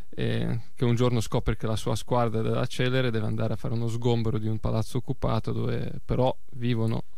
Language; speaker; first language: Italian; early bilingual, other home language; Russian